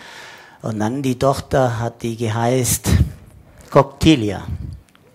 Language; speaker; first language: German; non-native, fluent; Italian